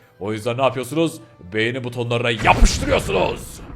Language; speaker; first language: Turkish; native; Turkish